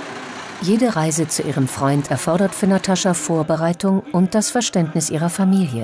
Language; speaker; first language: German; native; German